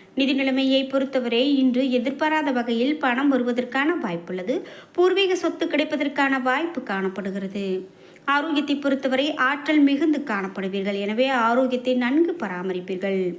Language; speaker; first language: Tamil; native; Tamil